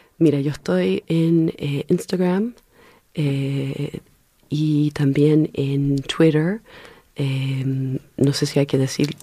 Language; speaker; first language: Spanish; early bilingual, heritage; Spanish